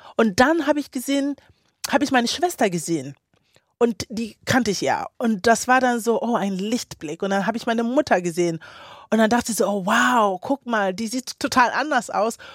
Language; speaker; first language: German; early bilingual, other home language; Akan